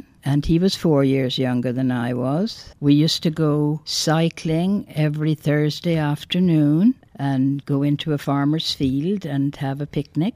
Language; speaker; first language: English; native; English